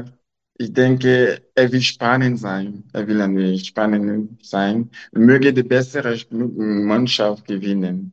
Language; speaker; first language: German; non-native, local second language; French